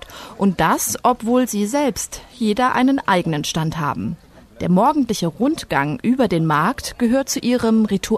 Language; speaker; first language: German; native; German